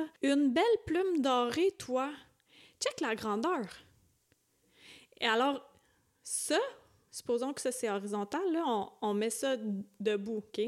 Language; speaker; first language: French; native; French